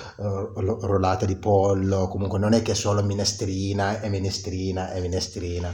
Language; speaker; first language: Italian; non-native, fluent; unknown